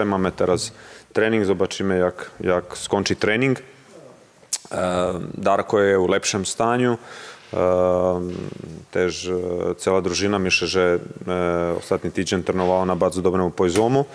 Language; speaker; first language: Polish; non-native, learner; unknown